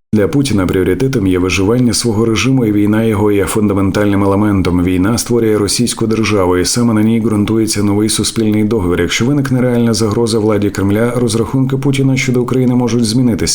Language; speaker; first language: Ukrainian; native; Ukrainian